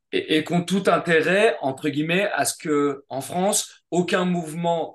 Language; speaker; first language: French; native; French